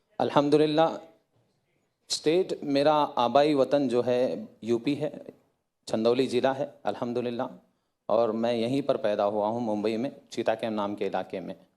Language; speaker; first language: Hindi; native; Hindi